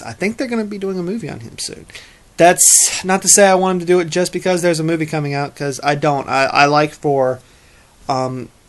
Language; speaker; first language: English; native; English